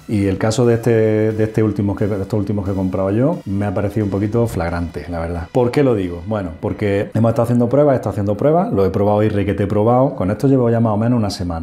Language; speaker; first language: Spanish; native; Spanish